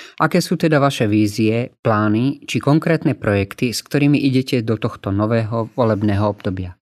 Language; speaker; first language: Slovak; native; Slovak